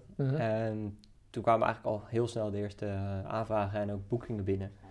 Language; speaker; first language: Dutch; native; Dutch